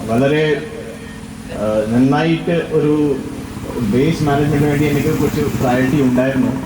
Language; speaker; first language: Malayalam; non-native, fluent; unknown